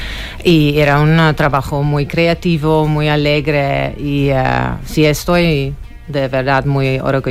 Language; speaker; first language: Spanish; non-native, fluent; Dutch